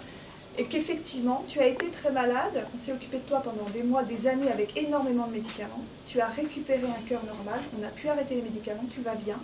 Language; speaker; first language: French; native; French